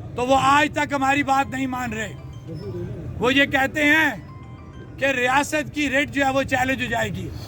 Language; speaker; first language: Urdu; non-native, local second language; Punjabi